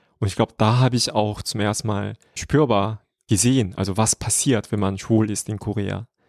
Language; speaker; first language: German; non-native, fluent; Korean